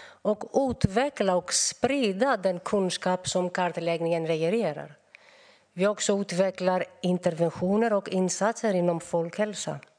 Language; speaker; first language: Swedish; non-native, fluent; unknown